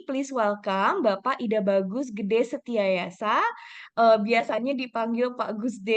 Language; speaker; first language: Indonesian; native; Indonesian